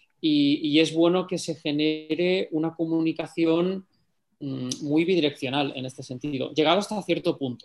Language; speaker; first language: Spanish; native; Spanish